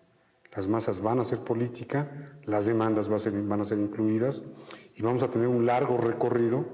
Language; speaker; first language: Spanish; native; Spanish